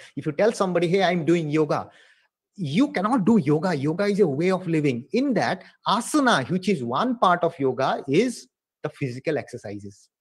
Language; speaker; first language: English; non-native, local second language; Assamese